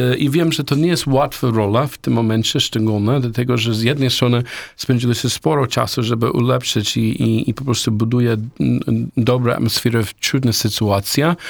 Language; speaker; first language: Polish; non-native, learner; English